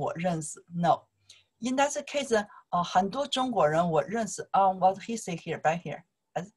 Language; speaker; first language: English; non-native, learner; Chinese